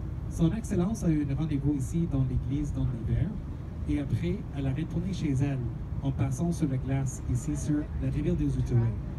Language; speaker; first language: French; non-native, fluent; English